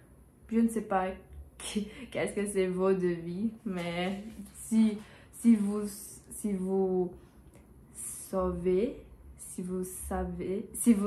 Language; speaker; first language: French; non-native, learner; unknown